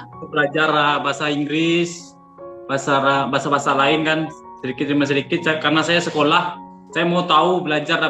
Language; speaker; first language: Indonesian; non-native, local second language; Minangkabau